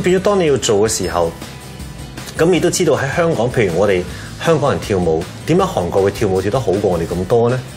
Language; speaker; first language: Cantonese; early bilingual, other home language; Chinese